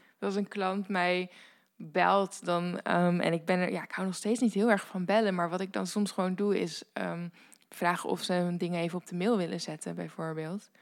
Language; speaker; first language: Dutch; native; Dutch